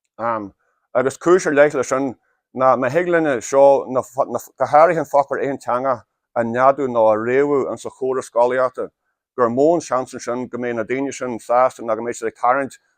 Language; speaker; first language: Irish; native; Irish